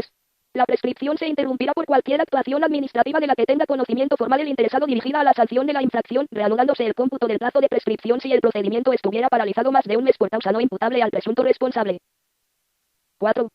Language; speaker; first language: Spanish; native; Spanish